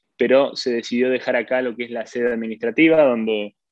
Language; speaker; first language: Spanish; native; Spanish